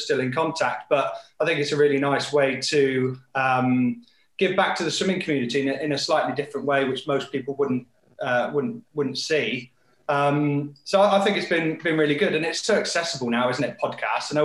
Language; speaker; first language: English; native; English